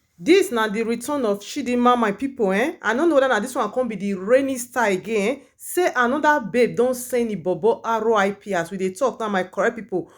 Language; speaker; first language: Nigerian Pidgin; native; Nigerian Pidgin